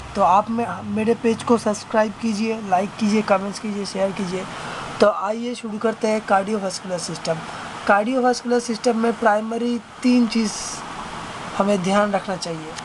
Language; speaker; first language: Hindi; non-native, local second language; Bangla